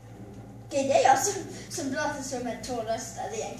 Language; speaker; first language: Swedish; early bilingual, other home language; Albanian